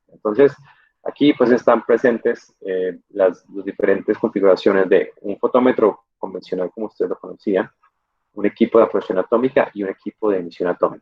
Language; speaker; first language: Spanish; native; Spanish